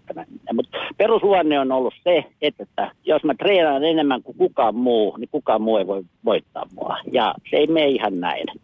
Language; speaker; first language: Finnish; native; Finnish